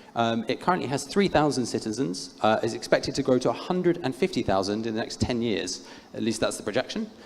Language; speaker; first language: English; native; English